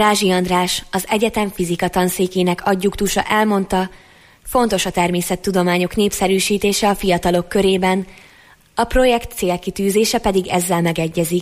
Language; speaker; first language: Hungarian; native; Hungarian